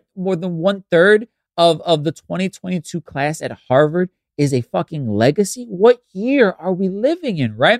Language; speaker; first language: English; native; English